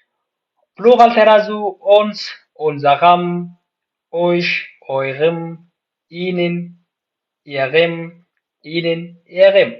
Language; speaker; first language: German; non-native, fluent; Pashto